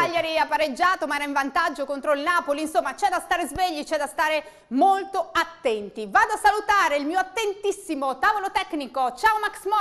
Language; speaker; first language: Italian; native; Italian